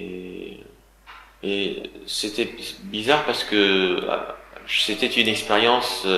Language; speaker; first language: French; non-native, fluent; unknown